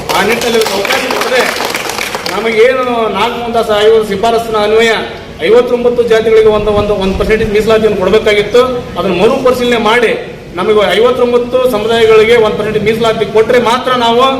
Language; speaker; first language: Kannada; native; Kannada